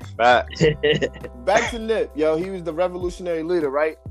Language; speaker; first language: English; native; English